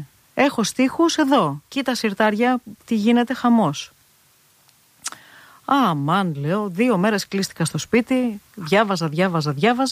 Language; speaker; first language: Greek; native; Greek